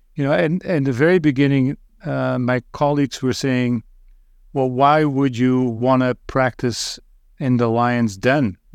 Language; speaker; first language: English; non-native, fluent; Dutch